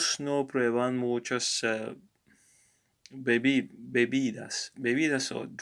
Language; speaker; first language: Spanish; non-native, learner; English